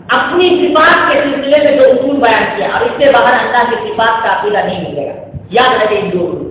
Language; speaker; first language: Urdu; native; Urdu